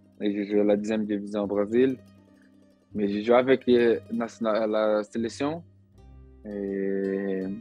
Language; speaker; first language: French; non-native, learner; Portuguese